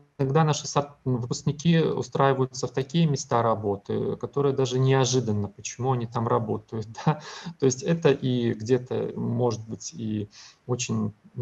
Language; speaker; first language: Russian; native; Russian